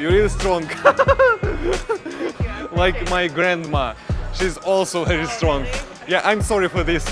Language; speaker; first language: English; non-native, learner; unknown